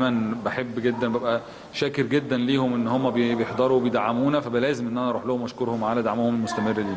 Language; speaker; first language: German; non-native, fluent; Arabic